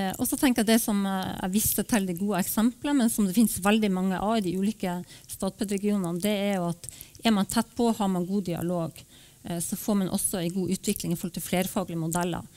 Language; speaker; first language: Norwegian; native; Norwegian